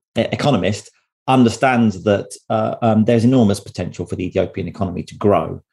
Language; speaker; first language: English; native; English